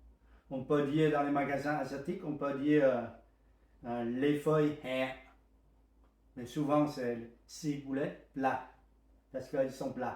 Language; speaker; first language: French; non-native, fluent; Vietnamese